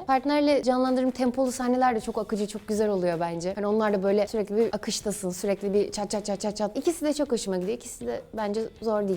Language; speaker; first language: Turkish; native; Turkish